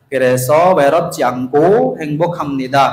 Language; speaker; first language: Korean; non-native, fluent; Indonesian